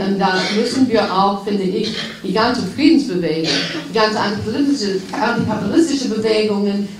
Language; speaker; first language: German; non-native, fluent; English